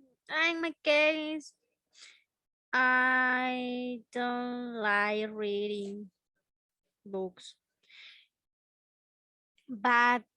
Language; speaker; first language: English; non-native, learner; Spanish